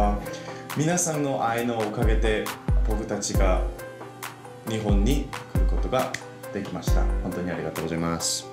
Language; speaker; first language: Japanese; non-native, learner; Korean